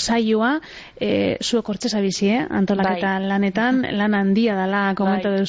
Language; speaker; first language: Basque; native; Basque